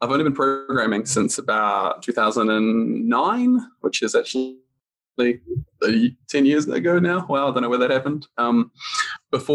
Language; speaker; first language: English; native; English